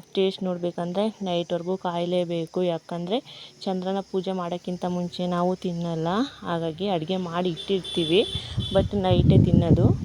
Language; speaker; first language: Kannada; non-native, local second language; Lambadi